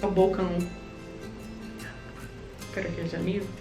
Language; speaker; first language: Spanish; non-native, fluent; English